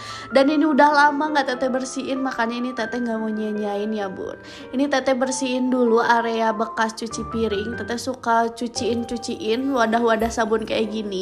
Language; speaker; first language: Indonesian; non-native, local second language; Sundanese